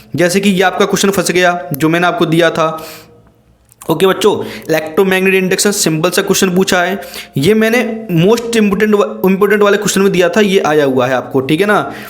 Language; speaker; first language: Hindi; native; Hindi